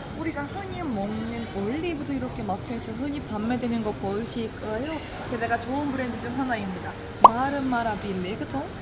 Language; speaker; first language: Korean; non-native, fluent; Turkish